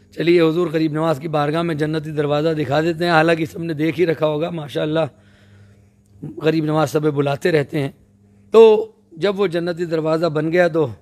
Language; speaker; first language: Urdu; native; Urdu